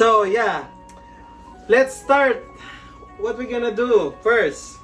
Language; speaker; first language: English; non-native, local second language; Filipino